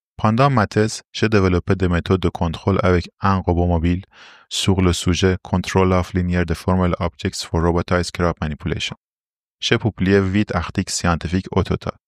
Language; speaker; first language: French; non-native, fluent; Persian